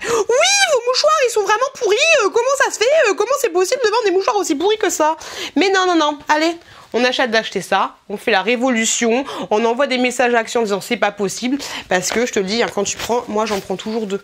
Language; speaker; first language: French; native; French